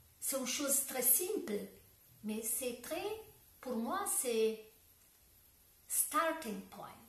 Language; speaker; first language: French; non-native, learner; Italian